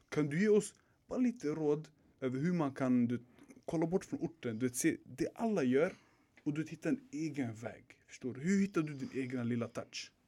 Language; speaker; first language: Swedish; early bilingual, other home language; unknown